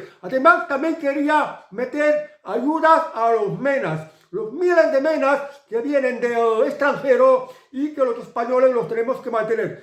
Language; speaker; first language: Spanish; native; Spanish